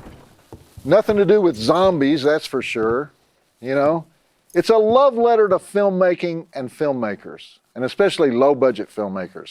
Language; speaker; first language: English; native; English